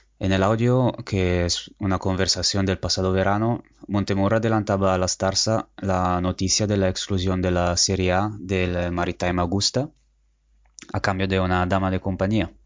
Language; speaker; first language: Spanish; non-native, fluent; Italian